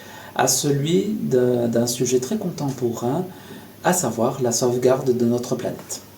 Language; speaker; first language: French; native; French